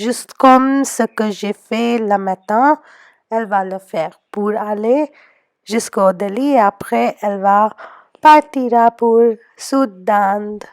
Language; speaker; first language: French; non-native, learner; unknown